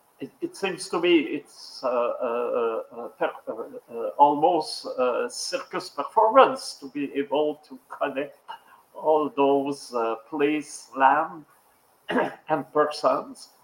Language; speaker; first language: English; non-native, local second language; French